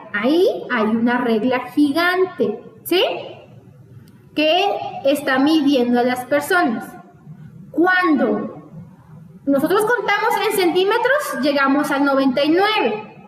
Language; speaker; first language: Spanish; native; Spanish